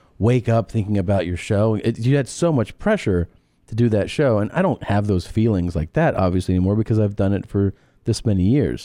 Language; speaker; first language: English; native; English